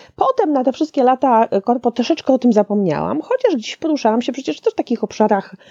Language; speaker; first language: Polish; native; Polish